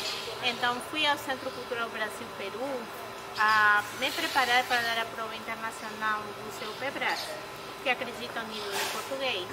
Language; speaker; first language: Portuguese; non-native, fluent; Spanish